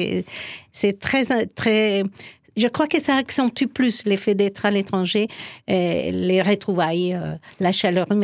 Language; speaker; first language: French; non-native, fluent; Spanish